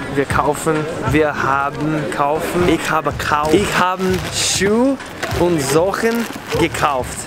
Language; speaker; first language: German; non-native, learner; English